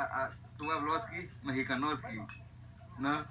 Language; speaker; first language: Spanish; non-native, local second language; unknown